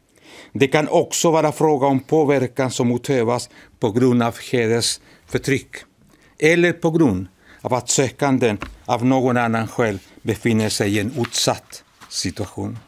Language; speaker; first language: Swedish; non-native, fluent; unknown